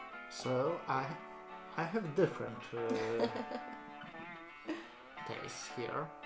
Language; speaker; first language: English; non-native, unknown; Polish